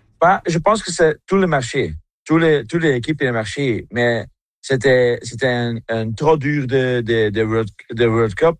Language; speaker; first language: French; non-native, learner; Dutch